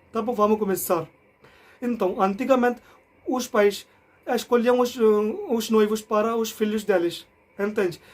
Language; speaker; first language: Portuguese; non-native, learner; Hindi